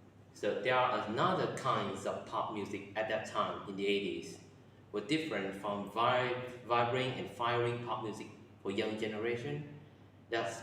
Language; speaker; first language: English; non-native, learner; Vietnamese